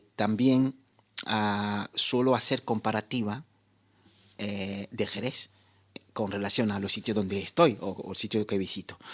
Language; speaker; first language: Spanish; non-native, fluent; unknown